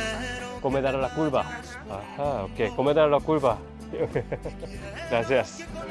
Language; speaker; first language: Spanish; non-native, learner; Korean